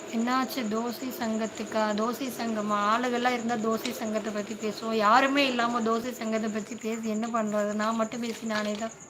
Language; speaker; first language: Tamil; non-native, local second language; Kannada